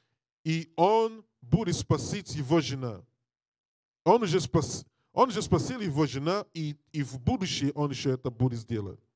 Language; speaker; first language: Russian; non-native, learner; English